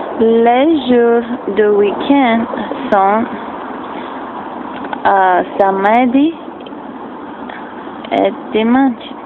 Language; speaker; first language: French; non-native, fluent; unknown